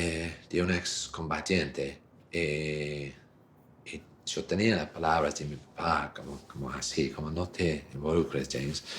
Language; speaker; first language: Spanish; non-native, fluent; English